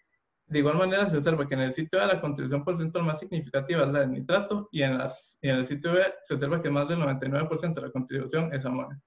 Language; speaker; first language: Spanish; native; Spanish